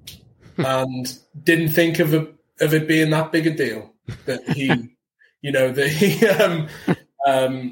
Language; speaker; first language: English; native; English